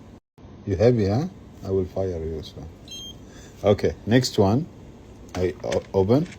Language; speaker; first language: English; non-native, learner; Arabic